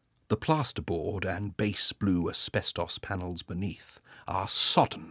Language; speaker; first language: English; native; English